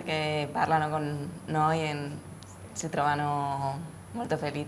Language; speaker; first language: Italian; non-native, learner; Spanish